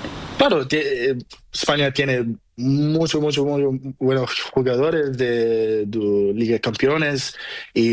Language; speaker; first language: Spanish; non-native, learner; Portuguese